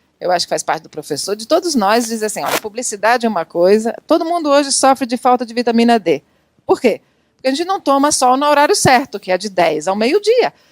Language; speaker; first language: Portuguese; non-native, fluent; Italian